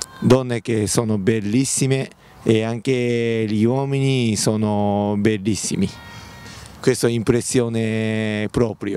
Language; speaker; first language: Italian; non-native, learner; Japanese